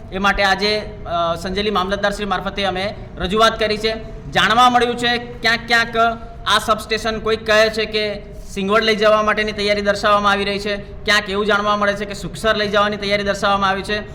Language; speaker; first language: Gujarati; native; Gujarati